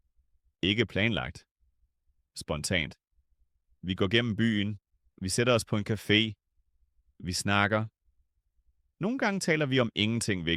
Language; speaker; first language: Danish; non-native, fluent; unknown